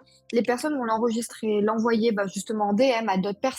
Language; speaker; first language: French; native; French